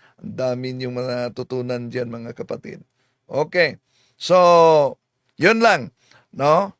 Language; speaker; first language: Filipino; non-native, local second language; Cebuano